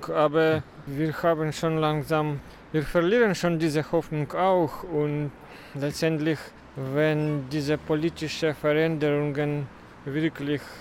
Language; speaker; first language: German; non-native, fluent; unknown